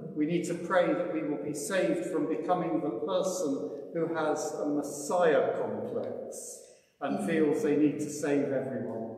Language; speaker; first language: English; native; English